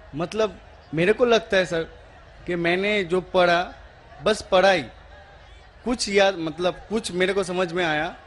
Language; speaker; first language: Hindi; non-native, local second language; Bangla